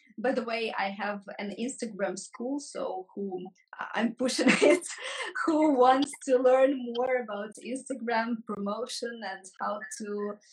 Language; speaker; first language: English; non-native, fluent; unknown